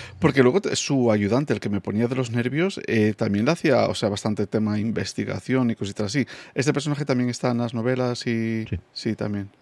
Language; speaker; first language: Spanish; non-native, fluent; English